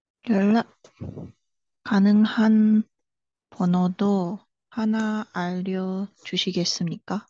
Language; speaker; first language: Korean; non-native, learner; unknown